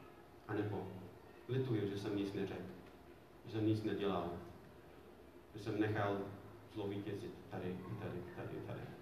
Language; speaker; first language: Czech; non-native, fluent; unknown